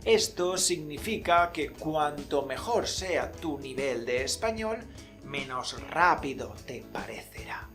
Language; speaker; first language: Spanish; native; Spanish